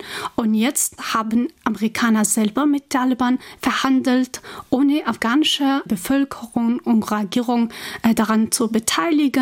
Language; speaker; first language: German; non-native, fluent; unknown